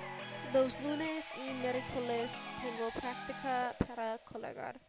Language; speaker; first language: Spanish; non-native, learner; English